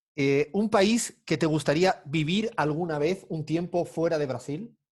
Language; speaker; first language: Spanish; native; Spanish